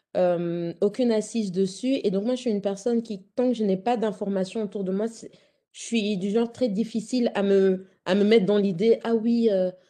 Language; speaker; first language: French; native; French